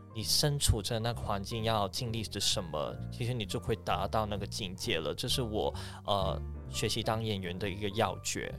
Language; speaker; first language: Chinese; non-native, fluent; Cantonese